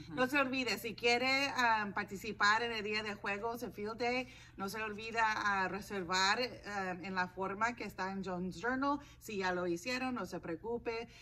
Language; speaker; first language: Spanish; non-native, fluent; English